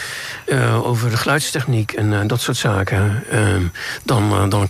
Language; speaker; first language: Dutch; native; Dutch